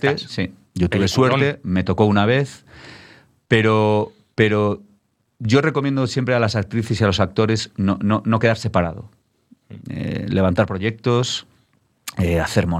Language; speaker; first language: Spanish; native; Spanish